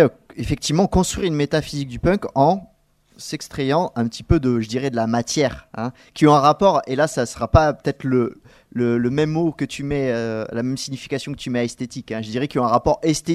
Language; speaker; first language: French; native; French